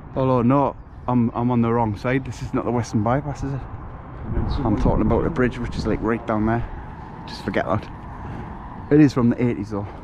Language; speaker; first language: English; native; English